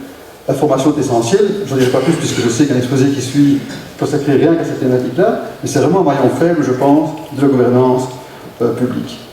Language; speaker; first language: French; native; French